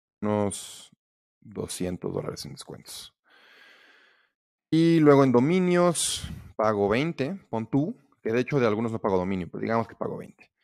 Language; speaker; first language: Spanish; native; Spanish